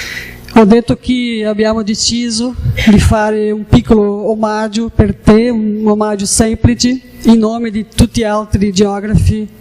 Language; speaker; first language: Italian; non-native, learner; Portuguese